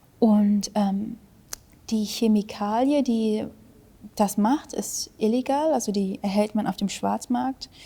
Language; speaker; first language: German; early bilingual, other home language; Vietnamese